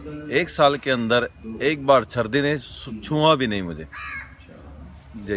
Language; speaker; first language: Hindi; non-native, local second language; Marathi